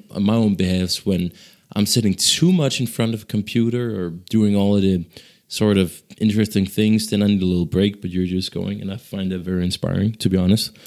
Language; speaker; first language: English; non-native, local second language; Danish